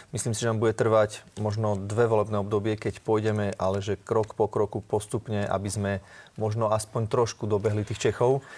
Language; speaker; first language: Slovak; native; Slovak